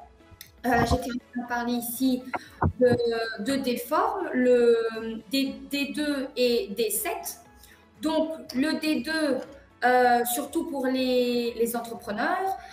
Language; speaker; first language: French; non-native, fluent; Portuguese